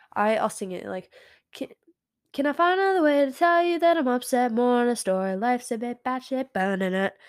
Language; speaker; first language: English; native; English